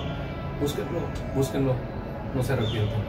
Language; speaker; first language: Spanish; native; Spanish